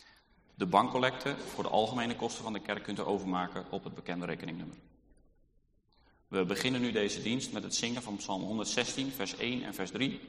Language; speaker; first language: Dutch; native; Dutch